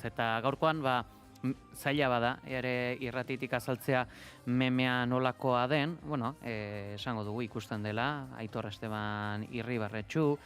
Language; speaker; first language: Basque; native; Basque